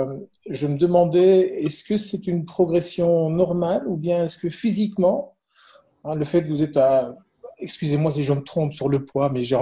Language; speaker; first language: French; native; French